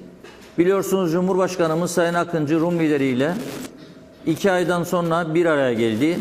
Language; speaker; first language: Turkish; native; Turkish